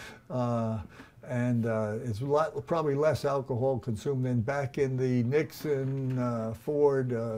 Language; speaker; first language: English; native; English